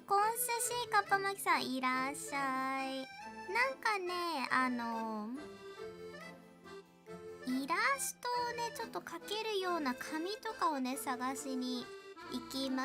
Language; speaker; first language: Japanese; native; Japanese